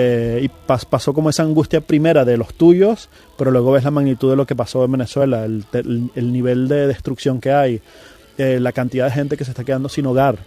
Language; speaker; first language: Spanish; native; Spanish